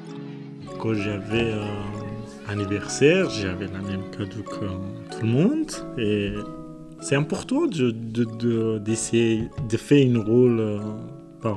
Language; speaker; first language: French; non-native, learner; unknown